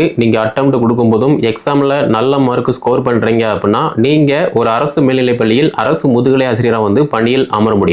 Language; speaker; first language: Tamil; native; Tamil